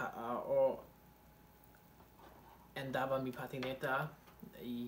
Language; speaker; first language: Spanish; non-native, learner; English